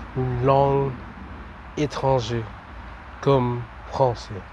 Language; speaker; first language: French; non-native, learner; English